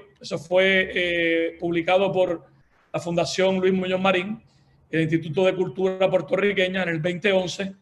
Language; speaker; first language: Spanish; native; Spanish